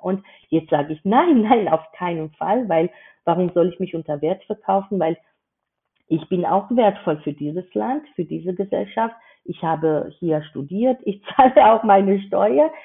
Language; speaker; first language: German; non-native, fluent; Georgian